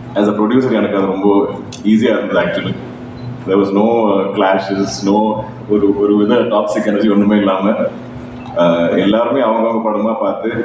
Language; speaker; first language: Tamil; non-native, local second language; Malayalam